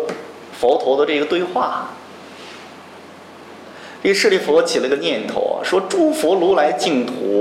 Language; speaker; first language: Chinese; native; Chinese